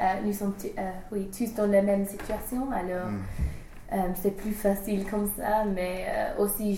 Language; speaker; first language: French; non-native, fluent; English